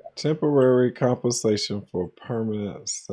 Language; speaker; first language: English; native; English